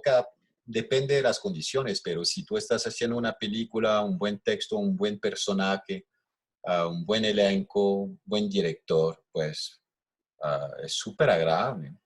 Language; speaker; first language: Spanish; non-native, fluent; French